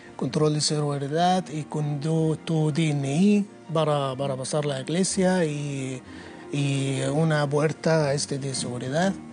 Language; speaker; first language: Spanish; non-native, learner; Arabic